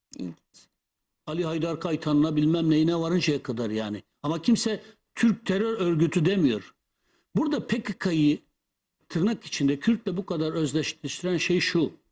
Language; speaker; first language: Turkish; non-native, local second language; Kurdish